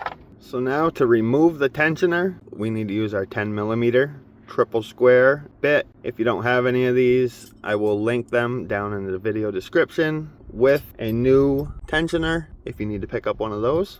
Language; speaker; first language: English; native; English